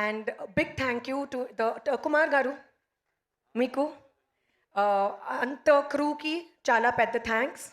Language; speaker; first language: Telugu; non-native, learner; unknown